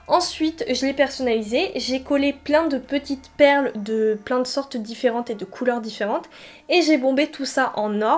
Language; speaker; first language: French; native; French